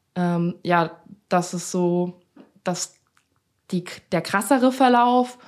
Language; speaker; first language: German; native; German